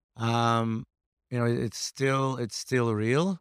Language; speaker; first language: English; non-native, fluent; Slovak